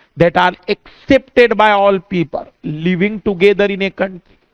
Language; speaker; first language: English; non-native, local second language; Hindi